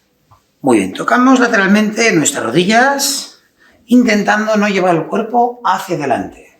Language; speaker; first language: Spanish; native; Spanish